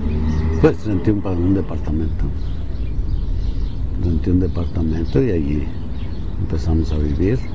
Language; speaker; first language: Spanish; native; Spanish